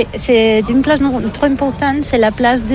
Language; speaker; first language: French; non-native, learner; Catalan